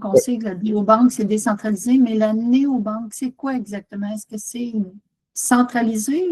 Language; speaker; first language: French; native; French